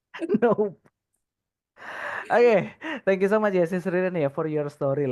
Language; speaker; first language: English; non-native, fluent; Indonesian